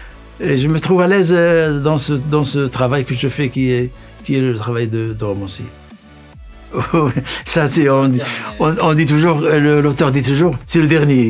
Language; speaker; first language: French; non-native, local second language; Arabic